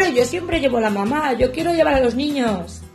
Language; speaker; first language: Spanish; native; Spanish